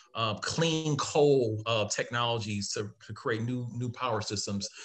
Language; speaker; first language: English; native; English